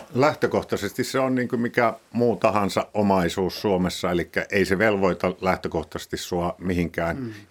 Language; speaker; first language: Finnish; native; Finnish